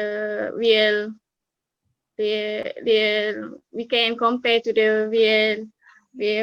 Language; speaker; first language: English; non-native, learner; Malay